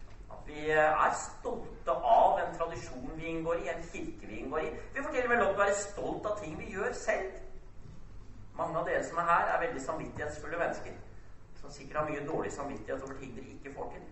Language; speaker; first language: Norwegian; native; Norwegian